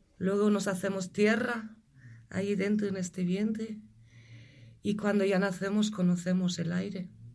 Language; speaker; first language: Spanish; non-native, fluent; German